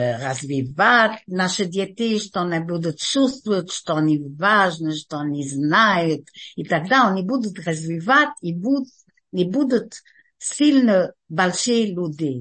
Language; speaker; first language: Russian; early bilingual, heritage; Russian